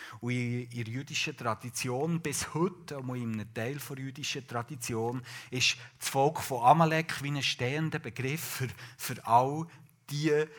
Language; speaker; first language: German; native; German